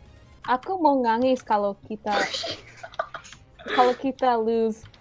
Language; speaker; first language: Indonesian; early bilingual, heritage; Indonesian